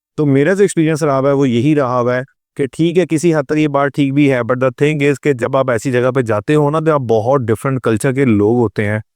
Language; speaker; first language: Urdu; non-native, local second language; Punjabi